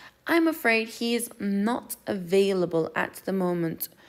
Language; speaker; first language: English; non-native, fluent; Turkish